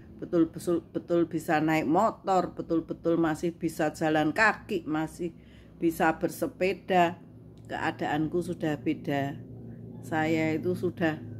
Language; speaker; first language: Indonesian; non-native, local second language; Javanese